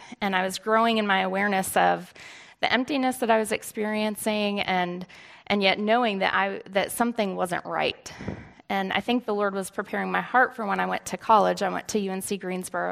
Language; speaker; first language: English; native; English